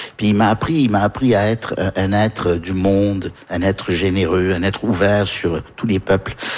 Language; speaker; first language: French; early bilingual, heritage; French